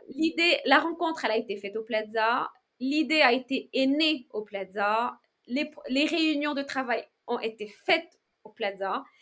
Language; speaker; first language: French; non-native, local second language; Arabic